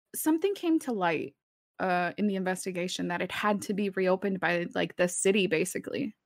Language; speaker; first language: English; early bilingual, other home language; Spanish